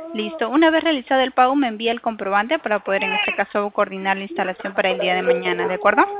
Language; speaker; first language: Spanish; native; Spanish